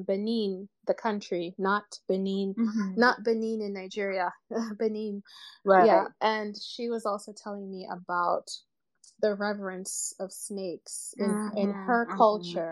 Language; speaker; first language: English; non-native, local second language; Ganda